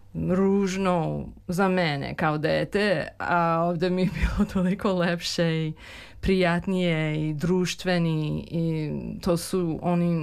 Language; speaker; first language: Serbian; early bilingual, heritage; Serbian